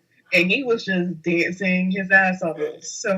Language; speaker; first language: English; native; English